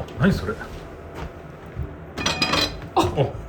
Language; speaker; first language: Japanese; native; Japanese